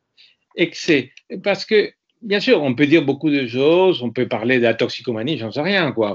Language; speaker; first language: French; non-native, fluent; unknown